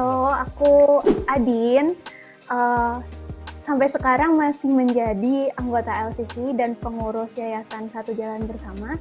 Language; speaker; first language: Indonesian; native; Indonesian